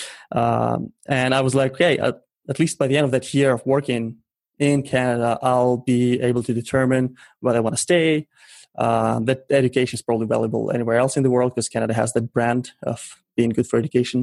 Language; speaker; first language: English; non-native, fluent; Ukrainian